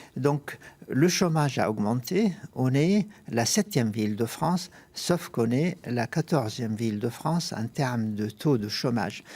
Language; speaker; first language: French; non-native, fluent; Arabic